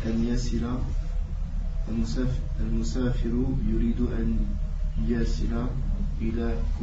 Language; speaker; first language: Arabic; non-native, learner; French